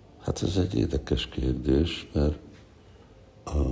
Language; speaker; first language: Hungarian; non-native, learner; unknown